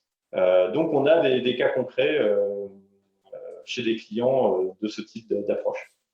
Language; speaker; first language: French; native; French